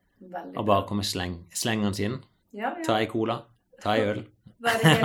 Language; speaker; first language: Norwegian; native; Norwegian